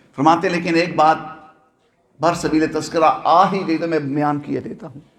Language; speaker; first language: Urdu; non-native, local second language; Punjabi